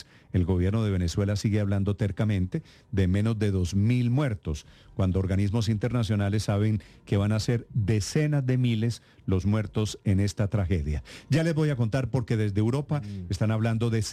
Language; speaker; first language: Spanish; native; Spanish